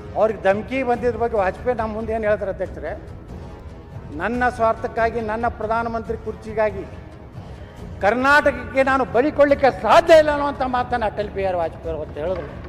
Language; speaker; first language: Kannada; native; Kannada